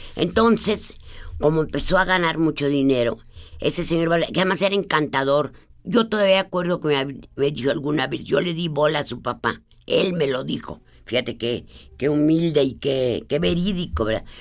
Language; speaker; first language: Spanish; native; Spanish